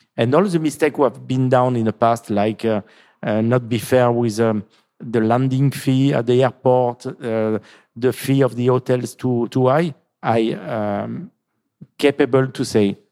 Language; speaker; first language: English; non-native, fluent; French